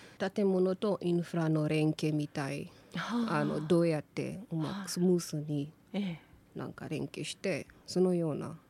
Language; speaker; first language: Japanese; non-native, learner; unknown